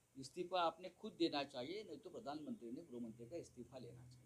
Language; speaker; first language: Hindi; non-native, local second language; Marathi